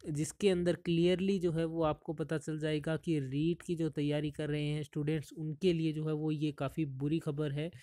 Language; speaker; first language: Hindi; native; Hindi